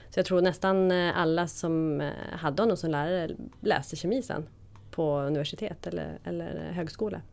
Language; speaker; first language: Swedish; native; Swedish